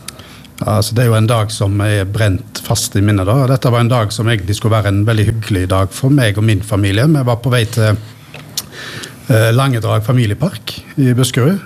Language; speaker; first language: Norwegian; native; Norwegian